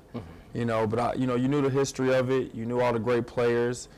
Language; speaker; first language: English; native; English